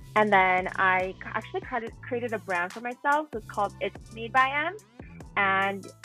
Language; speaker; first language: English; native; English